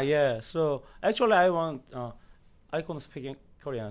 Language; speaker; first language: English; non-native, learner; Korean